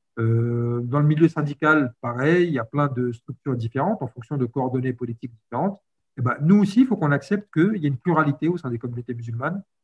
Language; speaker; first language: French; early bilingual, other home language; Arabic